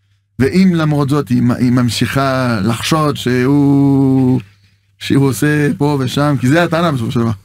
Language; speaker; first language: Hebrew; non-native, fluent; French